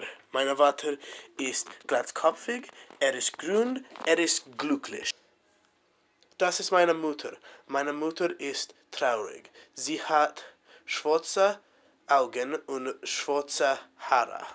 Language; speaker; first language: German; non-native, learner; English